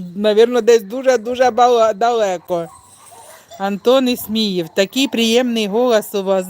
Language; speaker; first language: Ukrainian; native; Ukrainian